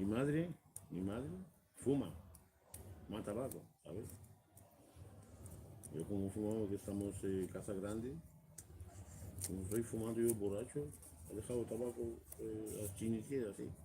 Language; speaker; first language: Spanish; non-native, learner; Romanian